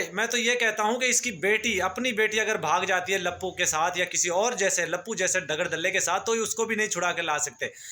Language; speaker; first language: Urdu; non-native, local second language; Punjabi